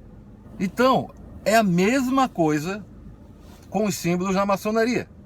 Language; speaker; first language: Portuguese; native; Portuguese